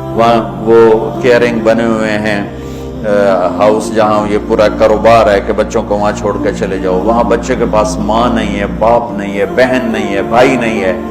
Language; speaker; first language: Urdu; non-native, local second language; Punjabi